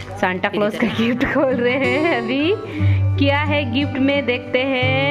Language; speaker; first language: Hindi; native; Hindi